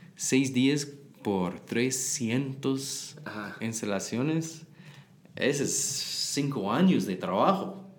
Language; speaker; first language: Spanish; non-native, learner; English